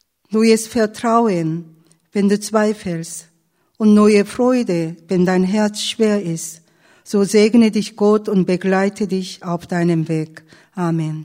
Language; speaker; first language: German; non-native, fluent; Korean